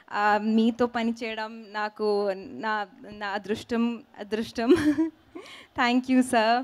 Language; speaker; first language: Telugu; non-native, fluent; Hindi